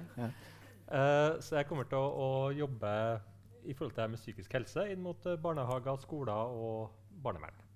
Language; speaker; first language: Norwegian; native; Norwegian